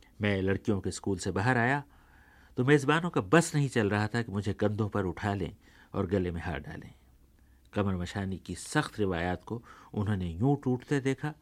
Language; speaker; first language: Urdu; native; Urdu